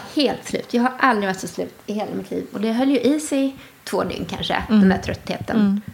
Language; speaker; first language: Swedish; native; Swedish